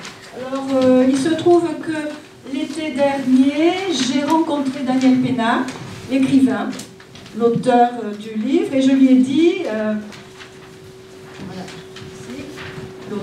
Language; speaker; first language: French; native; French